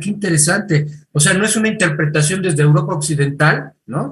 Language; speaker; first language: Spanish; native; Spanish